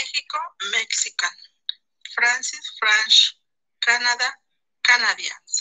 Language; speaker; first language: English; non-native, learner; Spanish